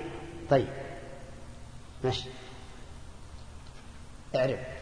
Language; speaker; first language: Arabic; native; Arabic